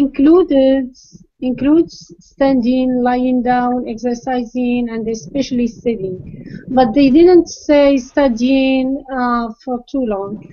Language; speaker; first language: English; non-native, learner; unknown